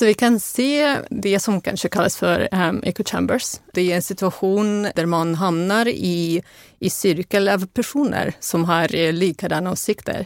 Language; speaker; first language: Swedish; non-native, fluent; Russian